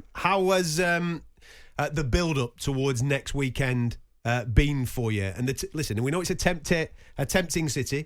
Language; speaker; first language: English; native; English